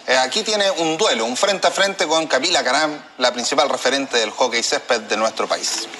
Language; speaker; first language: Spanish; native; Spanish